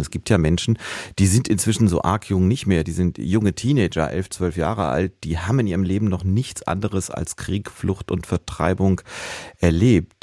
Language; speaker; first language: German; native; German